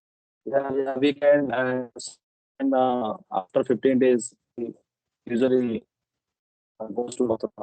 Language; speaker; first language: English; non-native, local second language; Hindi